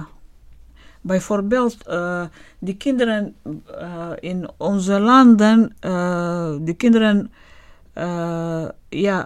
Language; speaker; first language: Dutch; non-native, learner; Arabic